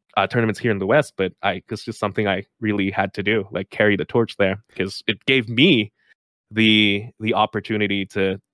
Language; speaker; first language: English; non-native, local second language; Filipino